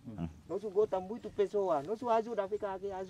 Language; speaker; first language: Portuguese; non-native, learner; Vietnamese